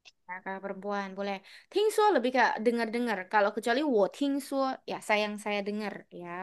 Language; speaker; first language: Indonesian; native; Indonesian